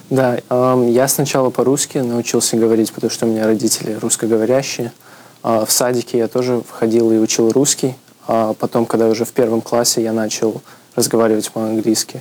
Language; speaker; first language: Russian; early bilingual, heritage; Russian